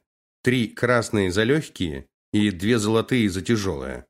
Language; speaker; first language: Russian; native; Russian